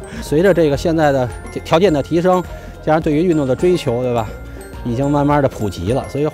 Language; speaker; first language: Chinese; native; Chinese